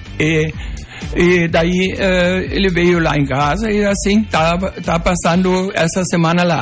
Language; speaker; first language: Portuguese; non-native, local second language; German